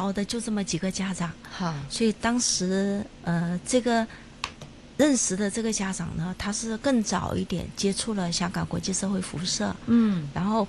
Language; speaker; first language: Chinese; native; Chinese